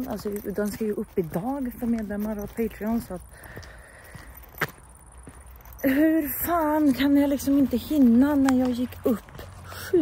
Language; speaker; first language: Swedish; native; Swedish